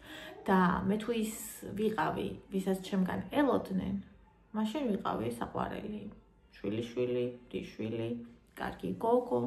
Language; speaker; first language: Georgian; native; Georgian